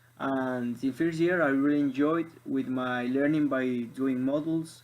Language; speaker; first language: English; non-native, learner; Spanish